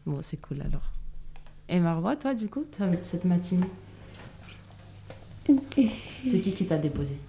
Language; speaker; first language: French; native; French